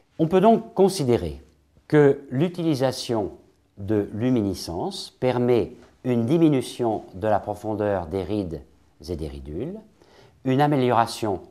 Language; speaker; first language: French; native; French